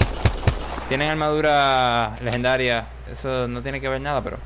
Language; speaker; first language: Spanish; early bilingual, heritage; Spanish